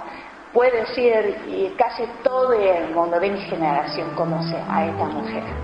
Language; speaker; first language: Spanish; non-native, fluent; Chinese